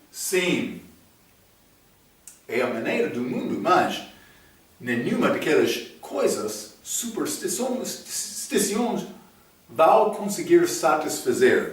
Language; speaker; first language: Portuguese; non-native, fluent; English